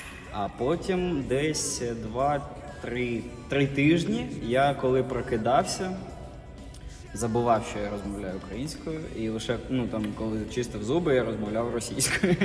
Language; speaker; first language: Ukrainian; non-native, local second language; Russian